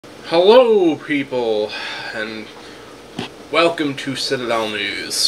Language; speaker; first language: English; native; English